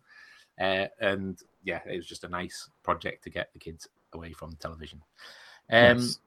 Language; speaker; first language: English; native; English